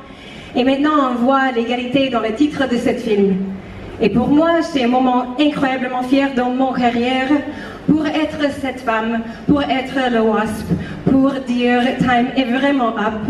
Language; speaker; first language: French; non-native, fluent; English